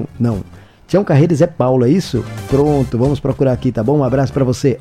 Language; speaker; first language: Portuguese; native; Portuguese